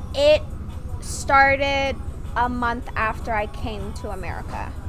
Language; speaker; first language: English; non-native, fluent; Vietnamese